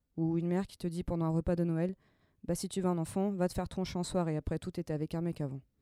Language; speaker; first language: French; native; French